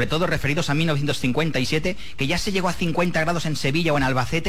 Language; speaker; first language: Spanish; native; Spanish